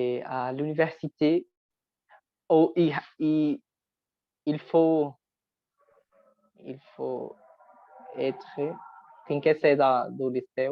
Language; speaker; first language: French; non-native, learner; Spanish